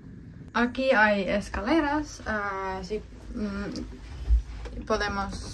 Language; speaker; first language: Spanish; non-native, learner; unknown